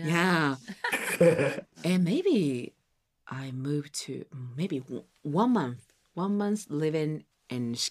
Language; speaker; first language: English; non-native, learner; Japanese